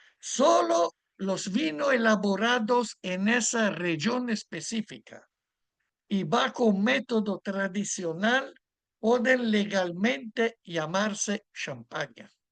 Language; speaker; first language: Spanish; non-native, fluent; Italian